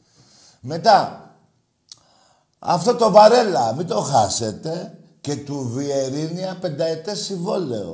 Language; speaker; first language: Greek; native; Greek